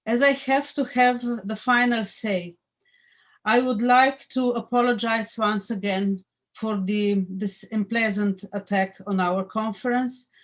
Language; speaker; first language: English; non-native, fluent; Slovenian